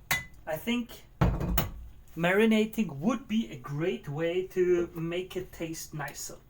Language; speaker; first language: English; non-native, fluent; German